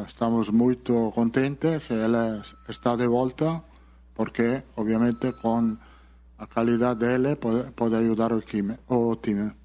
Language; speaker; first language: Portuguese; non-native, fluent; Italian